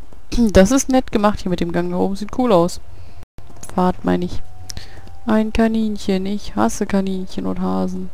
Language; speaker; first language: German; native; German